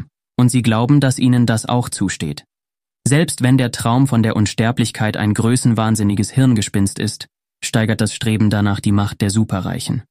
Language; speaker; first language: German; native; German